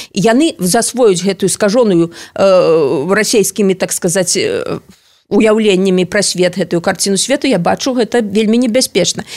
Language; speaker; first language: Belarusian; non-native, local second language; Russian